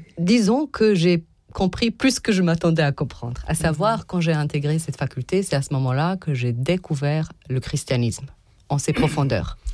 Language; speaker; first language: French; non-native, fluent; Serbian